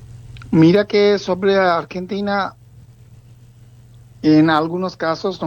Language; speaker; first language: Spanish; non-native, fluent; Bangla